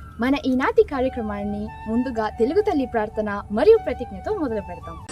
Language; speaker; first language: Telugu; early bilingual, heritage; Telugu